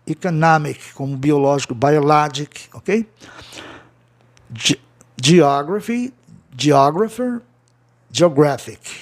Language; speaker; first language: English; non-native, fluent; Portuguese